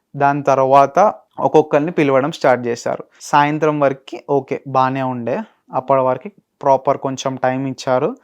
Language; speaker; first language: Telugu; native; Telugu